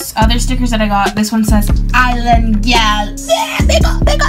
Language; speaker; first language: English; native; English